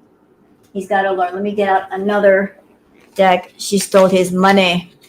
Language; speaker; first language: English; native; English